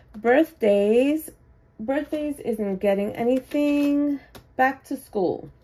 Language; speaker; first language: English; native; English